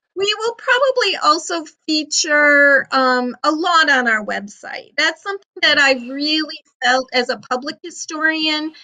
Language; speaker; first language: English; native; English